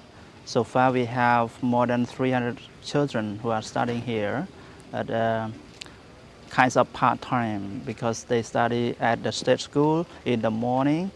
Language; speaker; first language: English; non-native, learner; Khmer